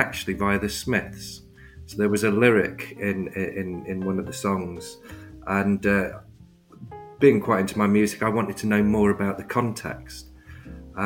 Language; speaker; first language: English; native; English